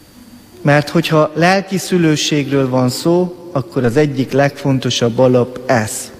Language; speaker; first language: Hungarian; native; Hungarian